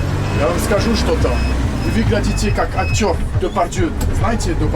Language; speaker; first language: Russian; non-native, learner; French